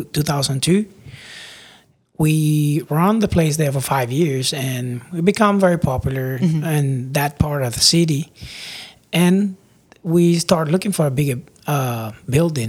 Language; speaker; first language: English; non-native, fluent; Spanish